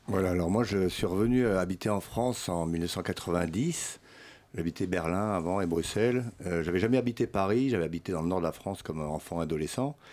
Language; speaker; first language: French; early bilingual, other home language; Swedish